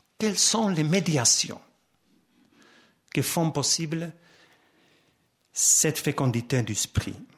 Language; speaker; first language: French; non-native, fluent; Spanish